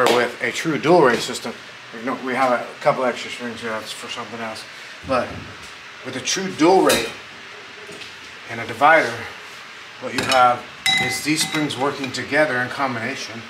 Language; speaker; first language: English; native; English